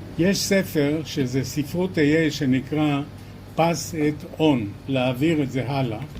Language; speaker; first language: Hebrew; early bilingual, other home language; Polish